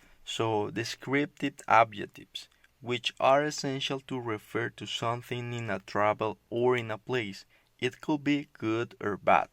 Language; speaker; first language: English; non-native, learner; Spanish